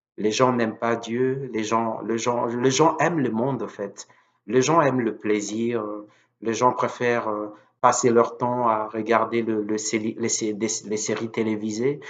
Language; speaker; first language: French; non-native, local second language; Lingala